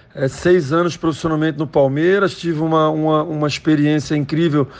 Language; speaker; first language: Portuguese; native; Portuguese